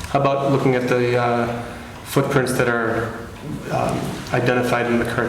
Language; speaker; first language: English; native; English